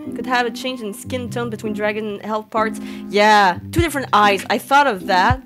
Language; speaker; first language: English; non-native, fluent; French